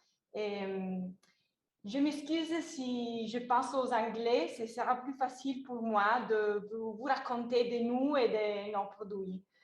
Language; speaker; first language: French; non-native, learner; Italian